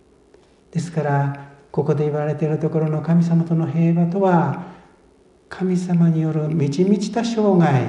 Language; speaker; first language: Japanese; native; Japanese